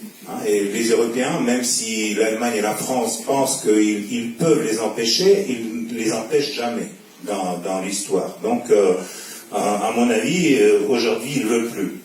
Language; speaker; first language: French; non-native, fluent; Russian